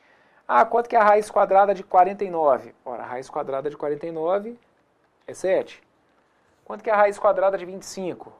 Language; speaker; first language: Portuguese; native; Portuguese